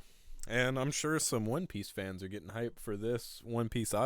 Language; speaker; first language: English; native; English